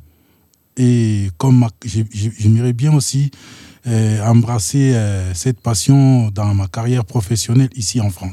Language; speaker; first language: French; non-native, local second language; Lingala